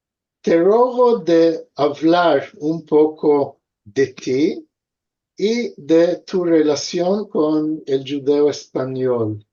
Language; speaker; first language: Spanish; early bilingual, heritage; Ladino